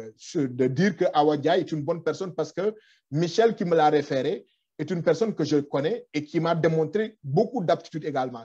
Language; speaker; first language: French; non-native, local second language; Wolof